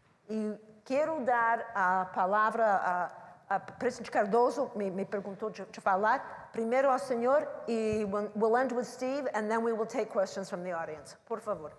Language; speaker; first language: Portuguese; non-native, learner; English